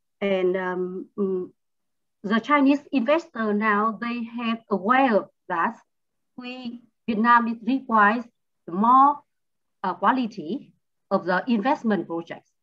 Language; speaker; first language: English; non-native, learner; Vietnamese